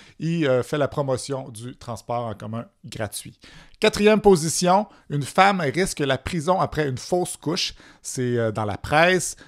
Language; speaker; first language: French; native; French